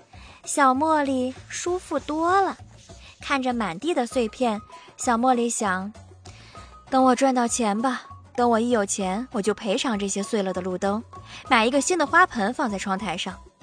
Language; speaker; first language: Chinese; native; Chinese